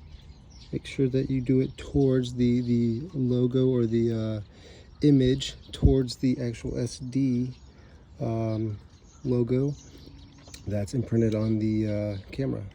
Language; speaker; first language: English; native; English